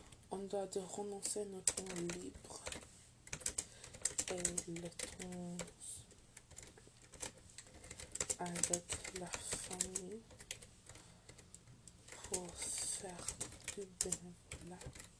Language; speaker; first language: French; non-native, learner; English